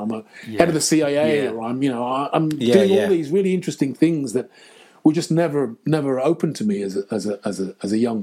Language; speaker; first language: English; native; English